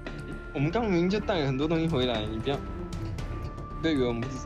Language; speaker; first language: Chinese; native; Chinese